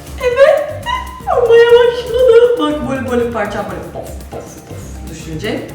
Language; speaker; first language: Turkish; non-native, fluent; Portuguese